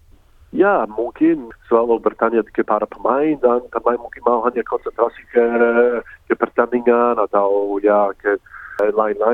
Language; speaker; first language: Indonesian; early bilingual, heritage; English